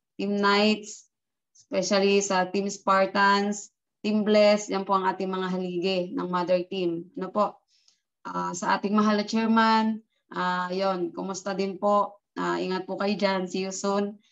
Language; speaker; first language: Filipino; native; Filipino